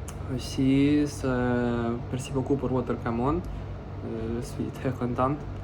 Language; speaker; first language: French; non-native, learner; Russian